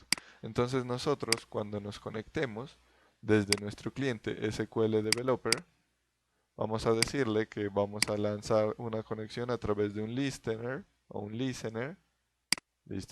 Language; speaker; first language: Spanish; native; Spanish